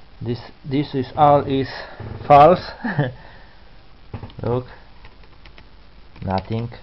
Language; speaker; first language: English; non-native, learner; Polish